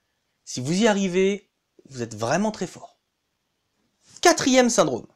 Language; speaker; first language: French; native; French